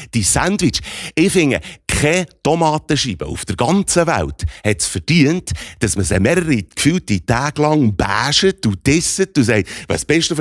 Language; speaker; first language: German; native; German